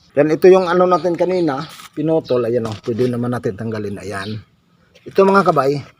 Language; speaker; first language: Filipino; native; Filipino